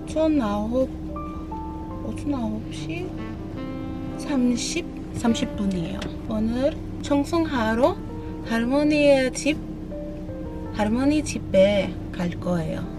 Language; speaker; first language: Korean; non-native, learner; English